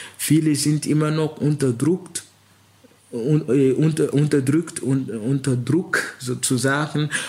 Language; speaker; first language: German; non-native, fluent; Mossi